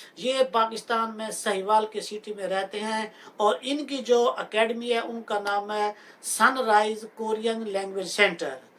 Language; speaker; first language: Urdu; native; Urdu